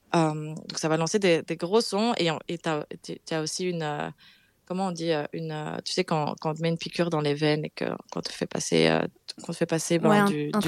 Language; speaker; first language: French; native; French